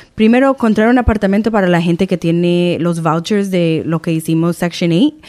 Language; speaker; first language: Spanish; early bilingual, heritage; Spanish